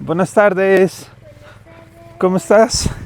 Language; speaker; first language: Spanish; non-native, learner; Hindi